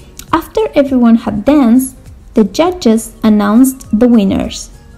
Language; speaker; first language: English; non-native, fluent; Spanish